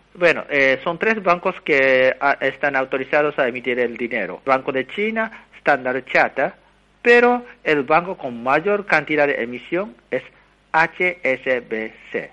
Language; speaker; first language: Spanish; non-native, fluent; Japanese